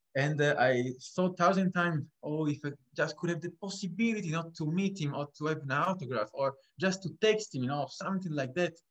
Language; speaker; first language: English; non-native, fluent; Italian